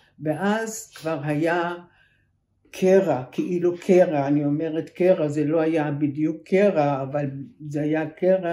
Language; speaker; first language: Hebrew; early bilingual, other home language; German